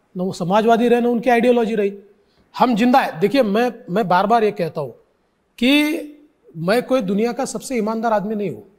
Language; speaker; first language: Hindi; non-native, local second language; Marathi